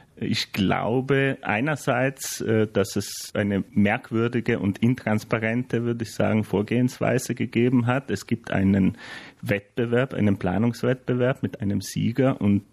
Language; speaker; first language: German; native; German